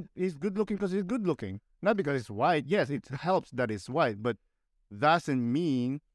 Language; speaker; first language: English; non-native, local second language; Filipino